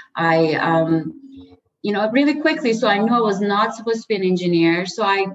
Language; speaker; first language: English; early bilingual, other home language; Persian